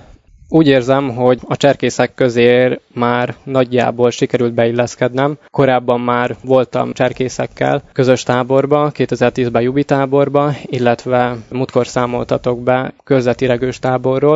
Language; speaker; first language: Hungarian; native; Hungarian